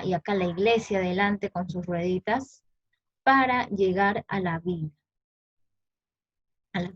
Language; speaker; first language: Spanish; native; Spanish